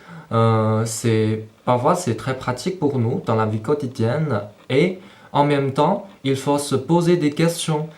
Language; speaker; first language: French; non-native, fluent; Chinese